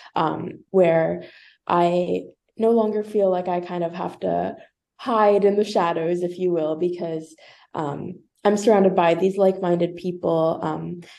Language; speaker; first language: English; native; English